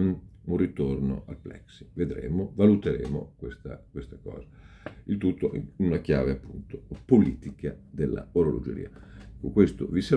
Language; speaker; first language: Italian; native; Italian